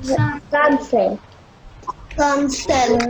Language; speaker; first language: French; non-native, learner; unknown